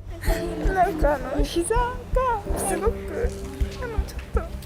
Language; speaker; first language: Japanese; native; Japanese